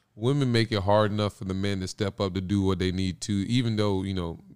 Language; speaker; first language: English; early bilingual, other home language; Spanish